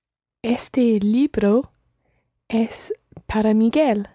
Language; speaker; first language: Spanish; non-native, learner; English